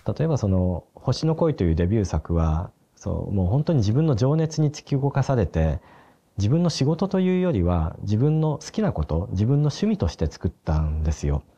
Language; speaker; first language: Japanese; native; Japanese